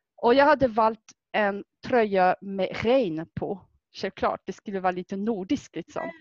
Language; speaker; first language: Swedish; non-native, fluent; French